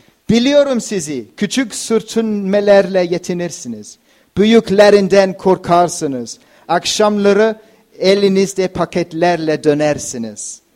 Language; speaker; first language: Turkish; non-native, fluent; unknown